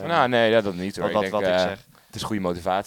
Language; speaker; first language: Dutch; native; Dutch